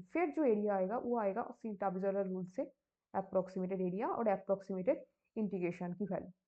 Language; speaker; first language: Hindi; native; Hindi